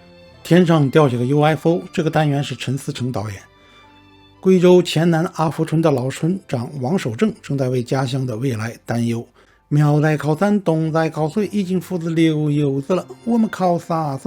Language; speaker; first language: Chinese; native; Chinese